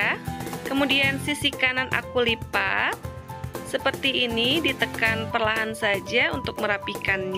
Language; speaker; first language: Indonesian; native; Indonesian